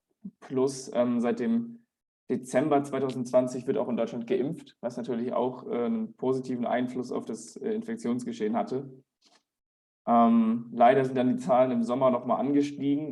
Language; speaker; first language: German; native; German